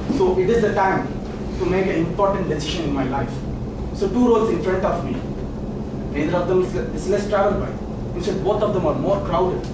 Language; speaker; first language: English; non-native, local second language; Tamil